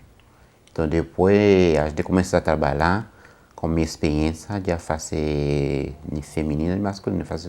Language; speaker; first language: Portuguese; non-native, learner; Haitian Creole